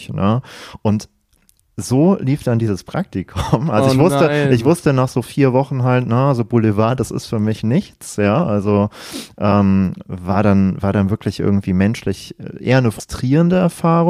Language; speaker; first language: German; native; German